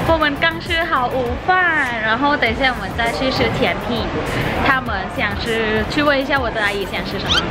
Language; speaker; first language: Chinese; non-native, fluent; Thai